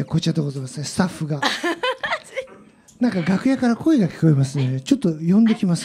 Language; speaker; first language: Japanese; native; Japanese